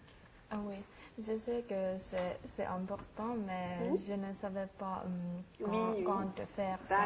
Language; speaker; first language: French; non-native, learner; Finnish